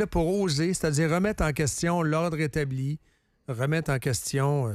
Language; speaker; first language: French; native; French